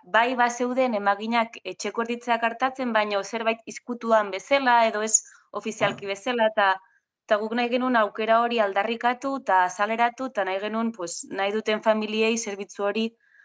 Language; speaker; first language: Basque; non-native, local second language; Spanish